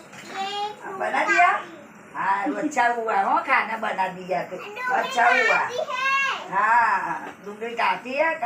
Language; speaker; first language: Hindi; non-native, local second language; Gujarati